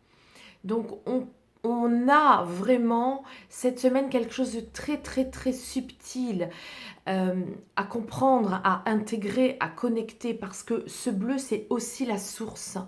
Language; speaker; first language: French; native; French